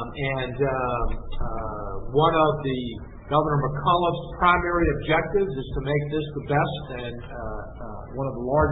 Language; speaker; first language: English; native; English